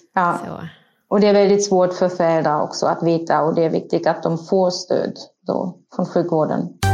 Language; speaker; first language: Swedish; non-native, fluent; German